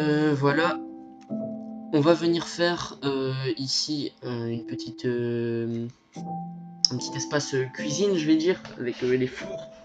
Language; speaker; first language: French; native; French